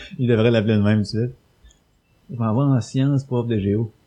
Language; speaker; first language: French; native; French